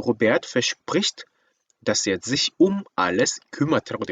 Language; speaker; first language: German; non-native, fluent; Korean